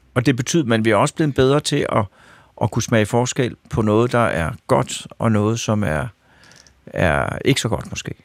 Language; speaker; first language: Danish; native; Danish